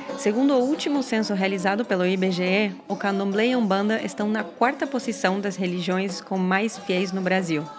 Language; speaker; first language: Portuguese; non-native, fluent; Spanish